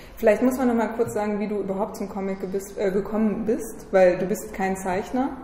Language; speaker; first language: German; native; German